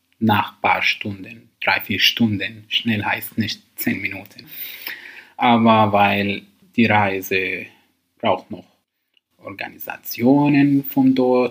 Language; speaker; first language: German; non-native, learner; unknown